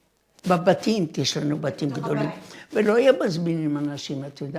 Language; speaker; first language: Hebrew; non-native, fluent; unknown